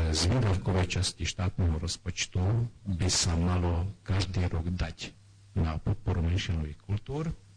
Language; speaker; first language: Slovak; non-native, local second language; Hungarian